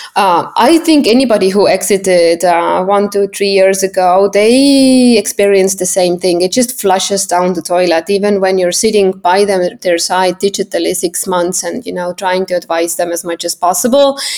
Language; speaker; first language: English; non-native, fluent; Estonian